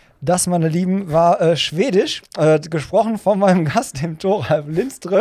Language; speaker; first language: German; native; German